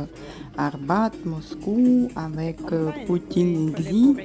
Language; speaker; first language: French; non-native, fluent; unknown